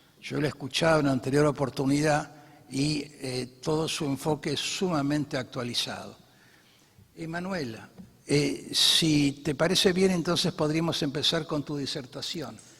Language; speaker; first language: Spanish; native; Spanish